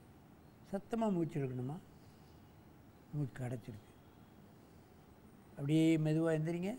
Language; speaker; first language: Tamil; native; Tamil